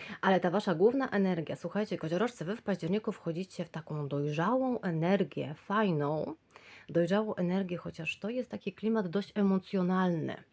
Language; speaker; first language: Polish; native; Polish